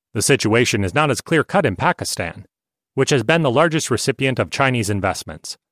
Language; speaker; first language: English; non-native, fluent; Hungarian